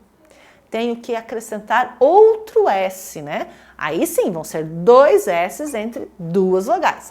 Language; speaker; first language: Portuguese; native; Portuguese